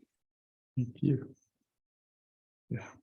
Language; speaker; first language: English; native; English